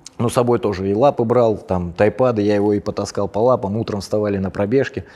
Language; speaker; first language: Russian; native; Russian